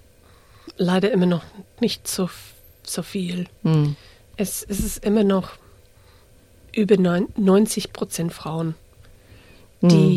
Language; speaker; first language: German; early bilingual, heritage; English